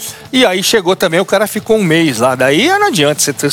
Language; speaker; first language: Portuguese; native; Portuguese